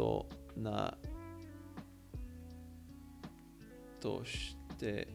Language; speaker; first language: Japanese; non-native, learner; English